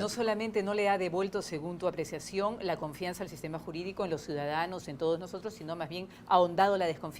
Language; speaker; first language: Spanish; native; Spanish